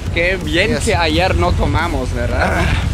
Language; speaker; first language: Spanish; non-native, fluent; German